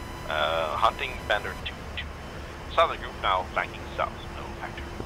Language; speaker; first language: English; non-native, fluent; Swedish